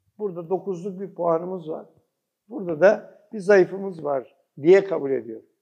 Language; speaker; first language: Turkish; early bilingual, heritage; Turkish